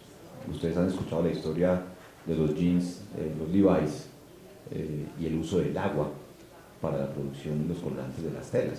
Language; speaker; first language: Spanish; native; Spanish